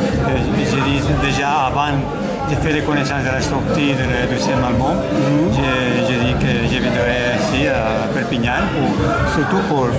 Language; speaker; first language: French; non-native, learner; Catalan